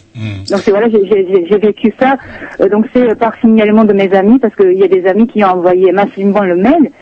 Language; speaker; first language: French; non-native, fluent; Japanese